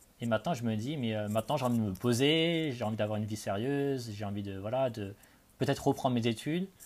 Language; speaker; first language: French; native; French